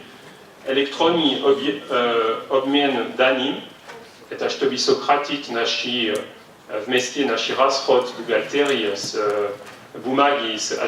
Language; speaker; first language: Russian; non-native, fluent; French